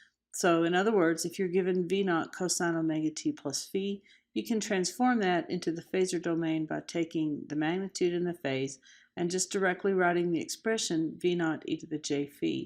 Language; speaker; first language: English; native; English